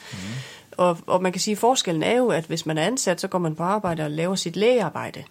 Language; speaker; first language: Danish; native; Danish